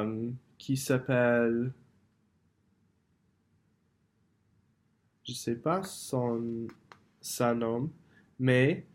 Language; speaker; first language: French; non-native, learner; English